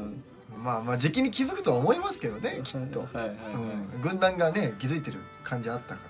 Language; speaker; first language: Japanese; native; Japanese